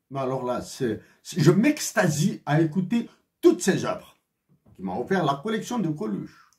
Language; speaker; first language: French; non-native, local second language; Kabyle